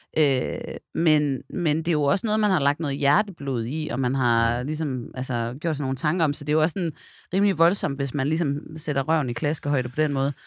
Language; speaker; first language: Danish; native; Danish